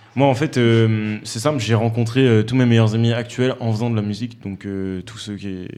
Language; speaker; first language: French; native; French